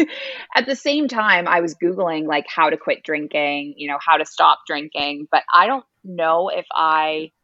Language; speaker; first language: English; native; English